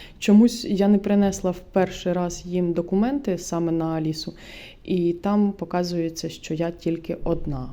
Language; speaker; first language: Ukrainian; native; Ukrainian